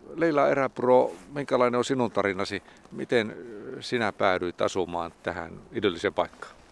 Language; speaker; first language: Finnish; native; Finnish